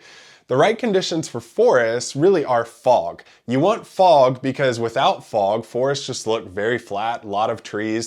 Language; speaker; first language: English; native; English